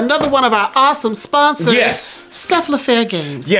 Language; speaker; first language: English; native; English